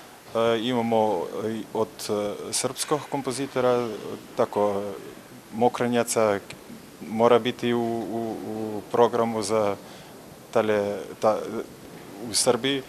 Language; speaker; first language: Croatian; non-native, learner; Slovenian